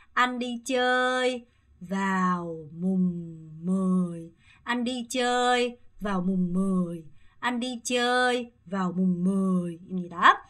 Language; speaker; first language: Vietnamese; non-native, fluent; Korean